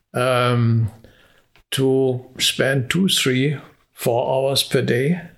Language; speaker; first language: English; non-native, fluent; Hungarian